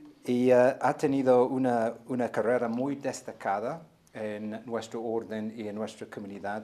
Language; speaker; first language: Spanish; non-native, fluent; English